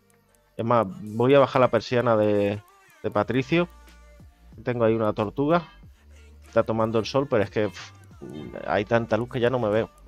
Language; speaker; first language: Spanish; native; Spanish